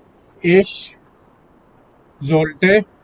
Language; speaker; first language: German; non-native, learner; Urdu